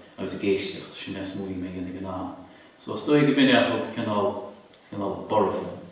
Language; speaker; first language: Irish; native; Irish